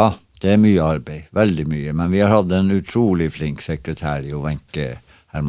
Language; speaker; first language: Swedish; non-native, learner; Norwegian